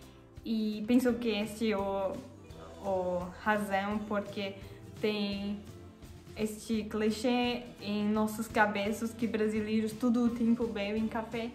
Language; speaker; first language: Portuguese; non-native, learner; German